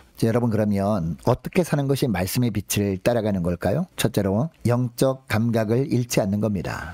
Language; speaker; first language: Korean; native; Korean